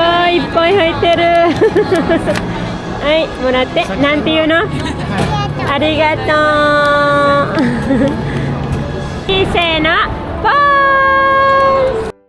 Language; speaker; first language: Japanese; non-native, learner; Filipino